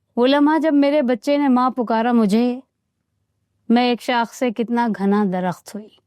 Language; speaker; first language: Urdu; native; Urdu